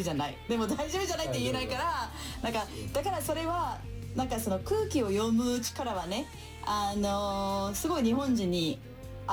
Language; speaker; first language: Japanese; non-native, fluent; French